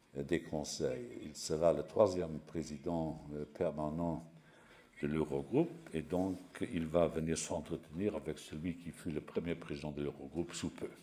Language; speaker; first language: French; non-native, local second language; Luxembourgish